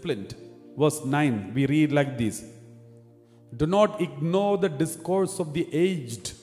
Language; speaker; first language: English; non-native, local second language; Malayalam